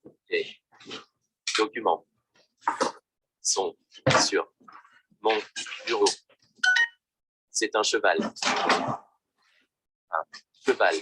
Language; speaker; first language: French; non-native, learner; Vietnamese